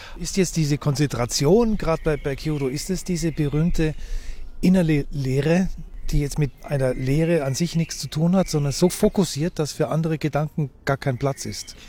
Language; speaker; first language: German; native; German